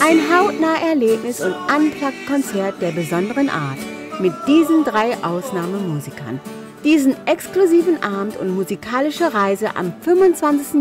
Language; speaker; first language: German; native; German